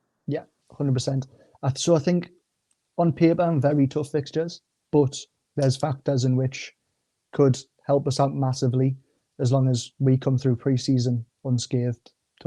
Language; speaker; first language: English; native; English